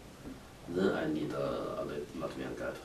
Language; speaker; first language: English; non-native, learner; Chinese